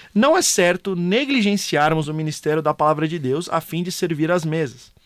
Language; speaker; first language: Portuguese; native; Portuguese